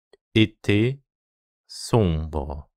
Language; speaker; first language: French; non-native, fluent; Japanese